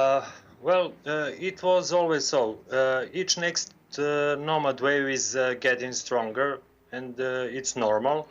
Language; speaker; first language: English; non-native, learner; Serbian